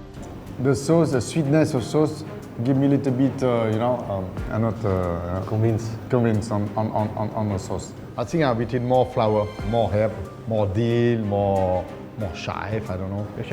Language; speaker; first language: English; non-native, fluent; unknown